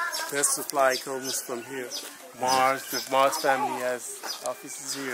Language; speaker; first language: English; non-native, fluent; French